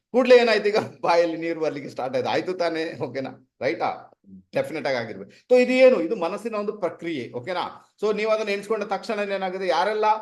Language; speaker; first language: Kannada; non-native, local second language; Tulu